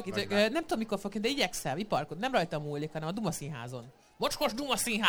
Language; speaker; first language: Hungarian; native; Hungarian